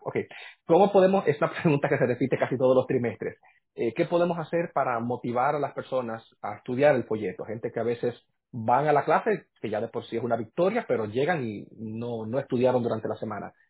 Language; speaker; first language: Spanish; native; Spanish